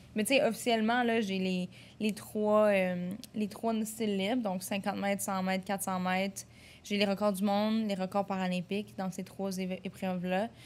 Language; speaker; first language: French; native; French